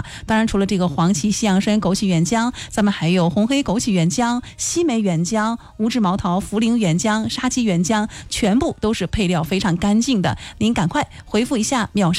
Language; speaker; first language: Chinese; native; Chinese